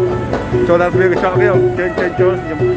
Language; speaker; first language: Khmer; native; Khmer